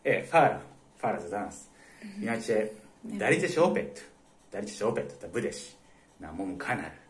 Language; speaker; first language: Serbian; non-native, learner; Japanese